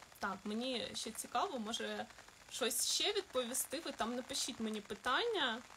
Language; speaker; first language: Ukrainian; non-native, local second language; Russian